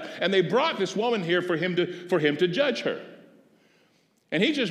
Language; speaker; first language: English; native; English